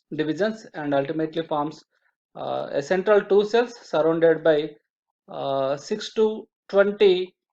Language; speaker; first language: English; non-native, local second language; Telugu